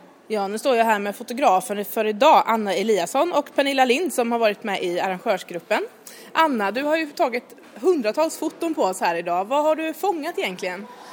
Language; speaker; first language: Swedish; native; Swedish